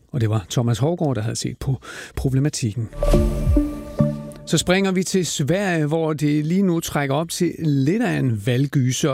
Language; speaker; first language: Danish; native; Danish